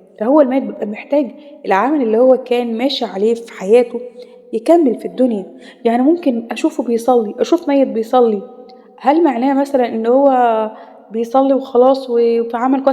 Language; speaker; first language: Arabic; native; Arabic